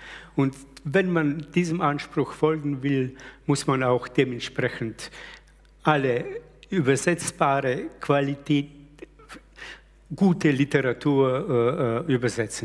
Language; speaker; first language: German; early bilingual, other home language; Slovenian